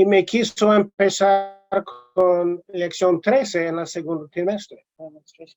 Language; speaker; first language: Spanish; non-native, learner; English